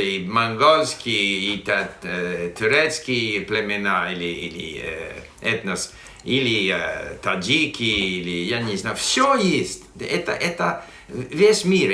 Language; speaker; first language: Russian; non-native, fluent; English